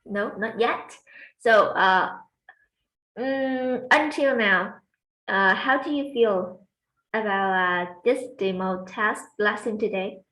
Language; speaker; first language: English; non-native, fluent; Vietnamese